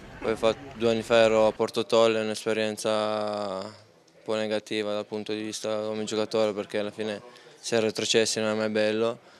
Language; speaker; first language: Italian; early bilingual, other home language; Romanian